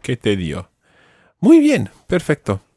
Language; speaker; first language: Spanish; non-native, fluent; English